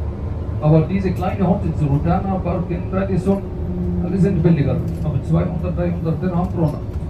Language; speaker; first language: German; non-native, fluent; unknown